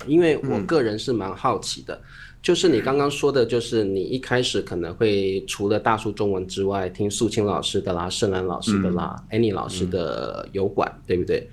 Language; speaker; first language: Chinese; native; Chinese